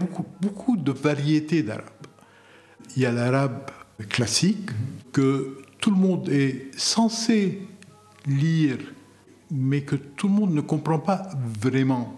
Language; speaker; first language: French; non-native, local second language; Arabic